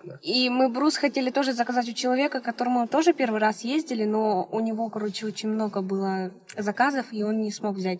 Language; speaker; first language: Russian; native; Russian